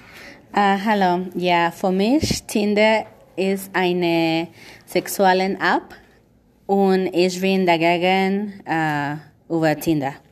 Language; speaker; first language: German; non-native, learner; Spanish